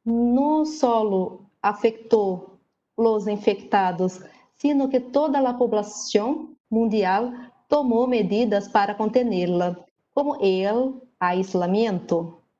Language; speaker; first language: Spanish; non-native, learner; Portuguese